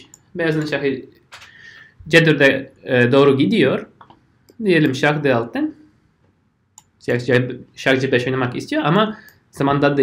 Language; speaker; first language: Turkish; non-native, fluent; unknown